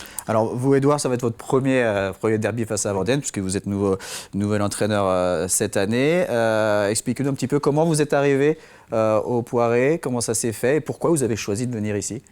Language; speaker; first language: French; native; French